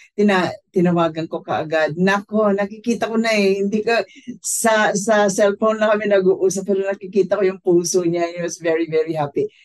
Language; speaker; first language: Filipino; non-native, local second language; Hiligaynon